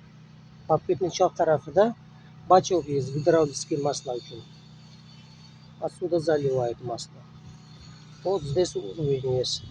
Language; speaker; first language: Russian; non-native, local second language; Uzbek